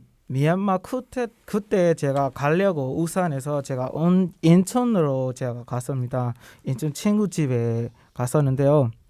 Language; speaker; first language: Korean; non-native, learner; Burmese